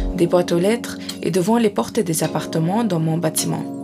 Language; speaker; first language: French; non-native, fluent; Arabic